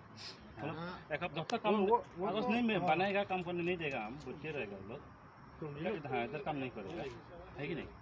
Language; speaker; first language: Hindi; non-native, local second language; Khasi